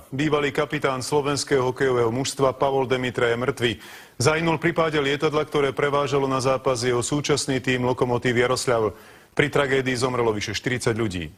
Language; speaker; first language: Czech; native; Czech